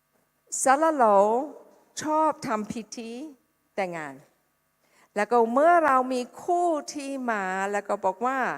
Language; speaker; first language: Thai; non-native, fluent; English